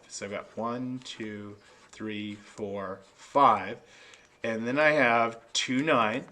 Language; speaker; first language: English; native; English